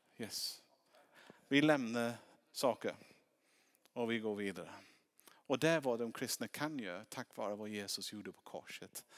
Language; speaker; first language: Swedish; non-native, fluent; English